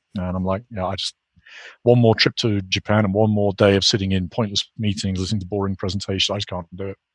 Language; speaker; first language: English; native; English